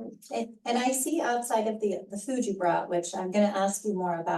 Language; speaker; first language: English; native; English